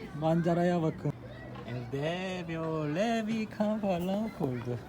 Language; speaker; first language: Turkish; non-native, learner; Korean